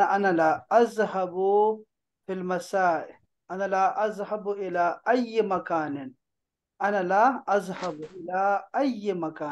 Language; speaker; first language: Arabic; non-native, fluent; Urdu